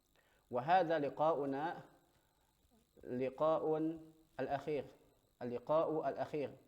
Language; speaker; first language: Arabic; non-native, fluent; Indonesian